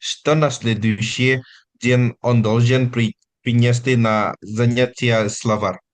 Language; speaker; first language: Russian; non-native, learner; Indonesian